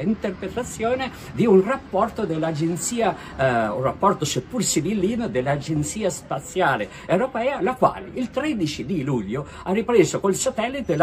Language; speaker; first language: Italian; native; Italian